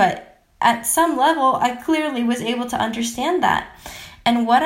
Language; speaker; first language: English; native; English